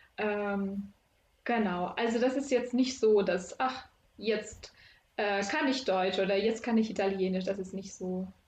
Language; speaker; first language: German; non-native, fluent; Ukrainian